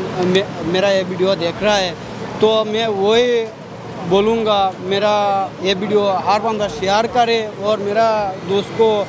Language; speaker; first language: Hindi; non-native, fluent; Bangla